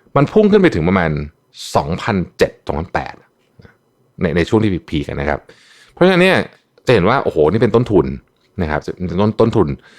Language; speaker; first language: Thai; native; Thai